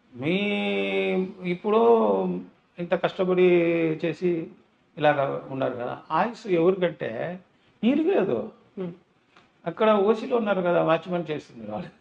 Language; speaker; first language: Telugu; non-native, learner; Tamil